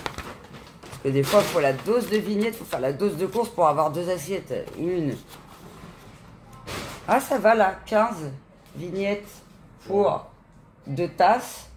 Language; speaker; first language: French; native; French